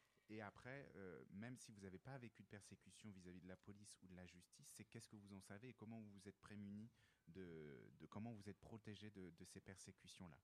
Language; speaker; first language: French; native; French